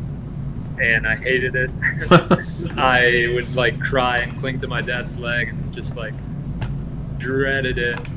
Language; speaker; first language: English; early bilingual, other home language; Spanish